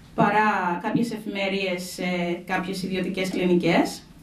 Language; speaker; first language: Greek; non-native, fluent; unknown